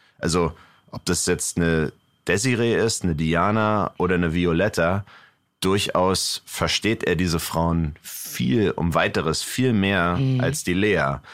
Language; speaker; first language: German; non-native, fluent; English